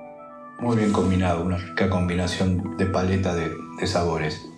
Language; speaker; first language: Spanish; native; Spanish